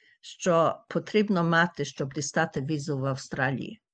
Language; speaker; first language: Ukrainian; early bilingual, heritage; Ukrainian